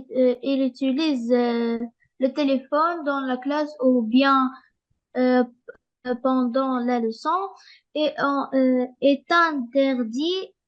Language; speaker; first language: French; non-native, learner; Arabic